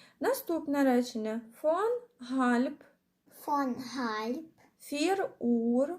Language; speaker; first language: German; non-native, fluent; Ukrainian